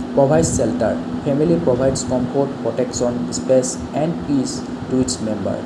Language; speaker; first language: English; non-native, local second language; Assamese